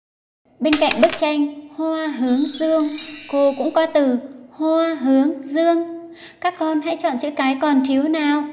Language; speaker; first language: Vietnamese; native; Vietnamese